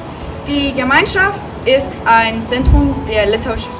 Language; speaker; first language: German; non-native, learner; Lithuanian